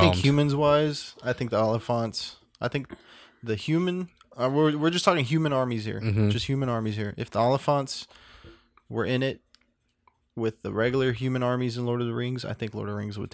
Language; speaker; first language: English; native; English